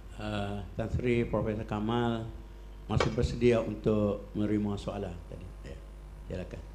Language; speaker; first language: Malay; native; Malay